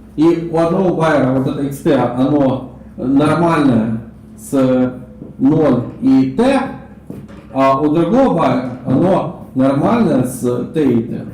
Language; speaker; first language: Russian; native; Russian